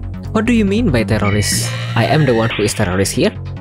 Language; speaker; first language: English; non-native, fluent; Indonesian